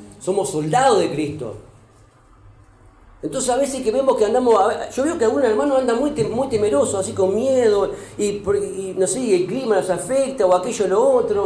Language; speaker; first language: Spanish; native; Spanish